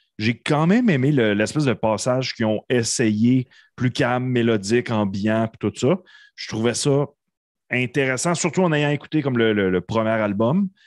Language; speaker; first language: French; native; French